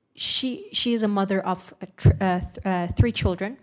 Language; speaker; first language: English; non-native, fluent; Uyghur